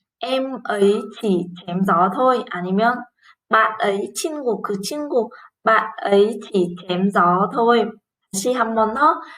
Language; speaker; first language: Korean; non-native, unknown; Vietnamese